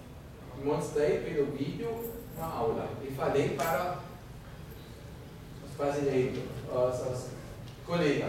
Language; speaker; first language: Portuguese; non-native, fluent; German